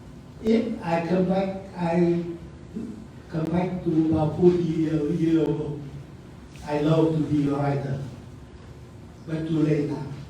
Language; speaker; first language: English; non-native, learner; Vietnamese